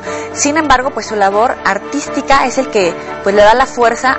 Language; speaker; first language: Spanish; native; Spanish